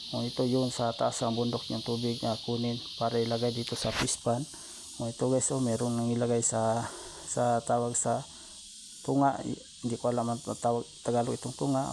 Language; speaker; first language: Filipino; non-native, local second language; Cebuano